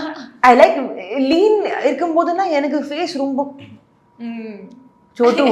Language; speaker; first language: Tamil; non-native, learner; Hindi